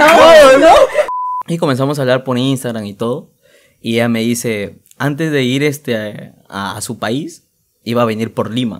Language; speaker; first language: Spanish; native; Spanish